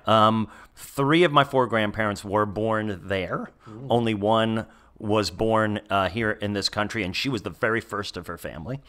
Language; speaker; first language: English; native; English